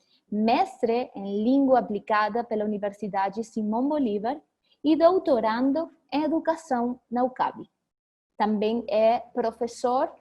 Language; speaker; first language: Portuguese; non-native, fluent; Spanish